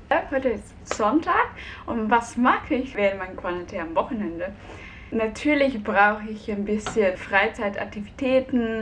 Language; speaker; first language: German; non-native, fluent; Cantonese